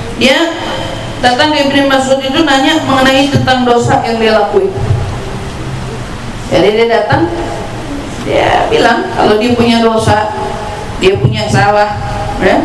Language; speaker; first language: Indonesian; native; Indonesian